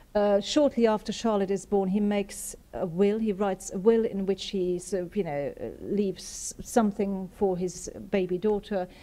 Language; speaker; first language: English; non-native, fluent; German